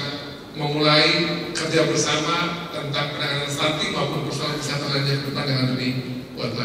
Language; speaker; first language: Indonesian; native; Indonesian